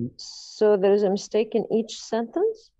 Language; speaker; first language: English; non-native, learner; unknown